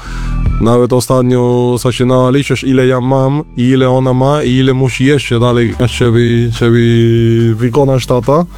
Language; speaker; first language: Polish; non-native, learner; Spanish